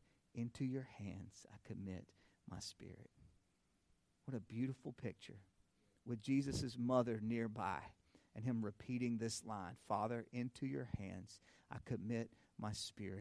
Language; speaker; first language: English; native; English